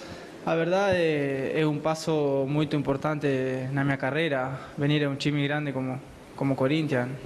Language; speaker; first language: Portuguese; non-native, learner; Spanish